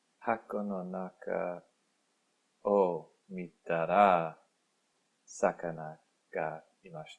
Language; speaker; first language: Japanese; non-native, learner; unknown